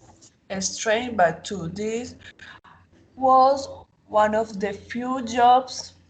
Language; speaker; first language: English; non-native, learner; Spanish